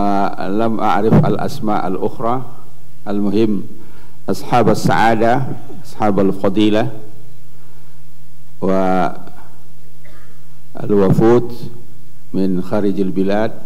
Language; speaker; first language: Arabic; non-native, fluent; Indonesian